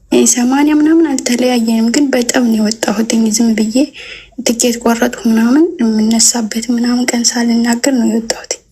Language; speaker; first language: Amharic; native; Amharic